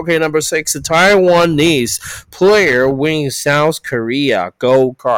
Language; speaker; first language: English; non-native, fluent; Chinese